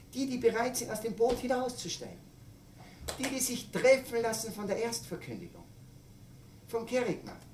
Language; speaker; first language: German; native; German